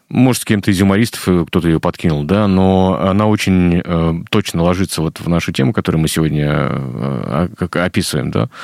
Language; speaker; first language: Russian; native; Russian